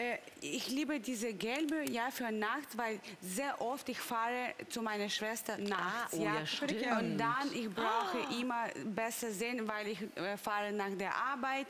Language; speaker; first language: German; non-native, learner; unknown